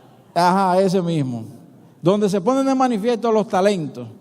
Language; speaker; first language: Spanish; native; Spanish